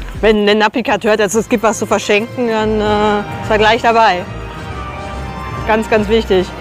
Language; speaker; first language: German; native; German